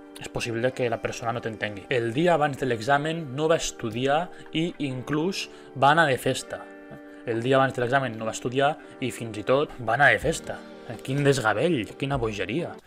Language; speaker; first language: Catalan; native; Catalan